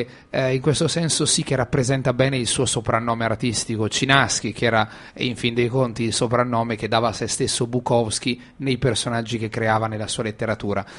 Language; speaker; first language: Italian; native; Italian